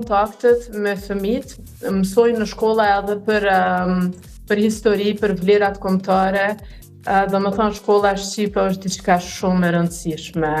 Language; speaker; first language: Albanian; early bilingual, heritage; Albanian